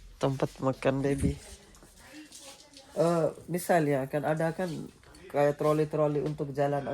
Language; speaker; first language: Indonesian; non-native, learner; Urdu